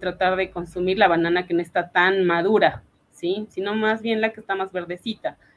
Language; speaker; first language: Spanish; native; Spanish